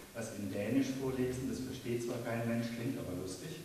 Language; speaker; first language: German; native; German